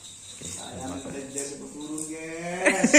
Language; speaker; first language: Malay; non-native, local second language; Madurese